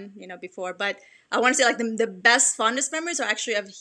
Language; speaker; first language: English; early bilingual, other home language; Persian